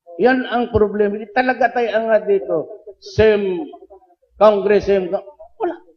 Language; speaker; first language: Filipino; non-native, local second language; Cebuano